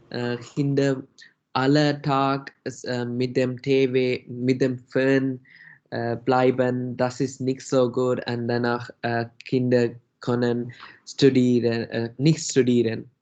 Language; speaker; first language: German; non-native, learner; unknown